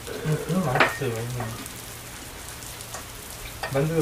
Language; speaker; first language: Korean; non-native, fluent; Chinese